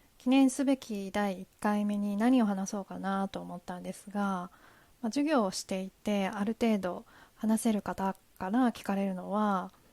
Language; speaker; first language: Japanese; native; Japanese